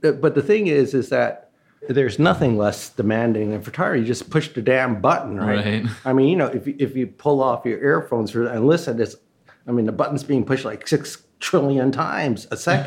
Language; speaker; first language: English; early bilingual, other home language; Chinese